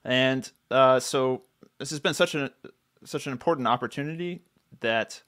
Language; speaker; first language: English; native; English